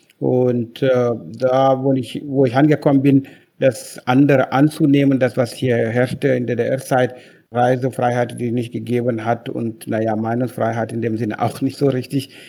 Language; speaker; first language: German; non-native, fluent; Wolof